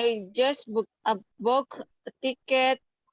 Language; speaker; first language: English; non-native, learner; Indonesian